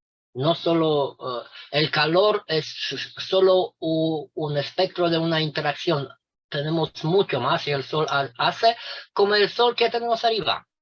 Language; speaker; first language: Spanish; non-native, fluent; Romanian